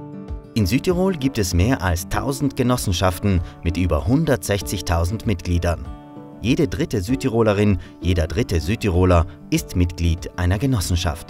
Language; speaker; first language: German; native; German